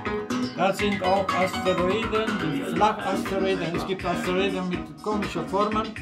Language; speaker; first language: German; non-native, fluent; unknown